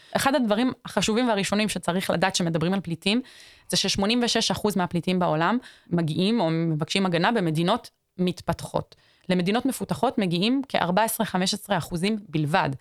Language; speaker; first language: Hebrew; native; Hebrew